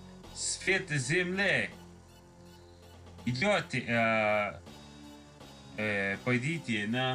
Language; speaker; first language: Russian; non-native, learner; English